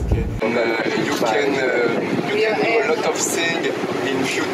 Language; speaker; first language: English; non-native, learner; French